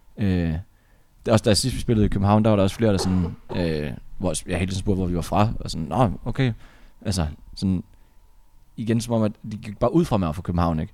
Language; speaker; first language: Danish; native; Danish